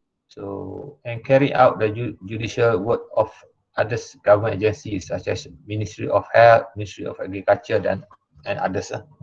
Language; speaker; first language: English; non-native, local second language; Malay